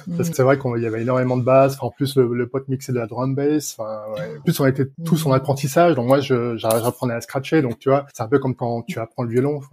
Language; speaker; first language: French; native; French